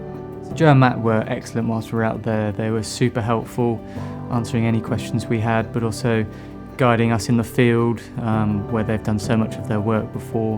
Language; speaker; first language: English; native; English